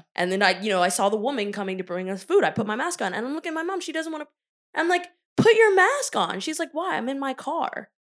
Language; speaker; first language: English; native; English